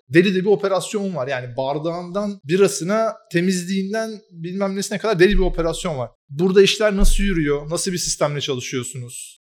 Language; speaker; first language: Turkish; native; Turkish